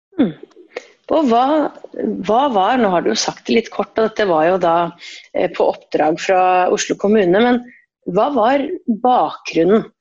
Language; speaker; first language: Norwegian; native; Norwegian